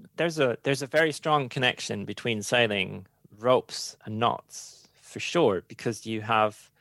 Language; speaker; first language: English; non-native, fluent; German